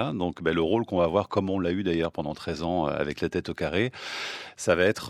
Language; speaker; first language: French; native; French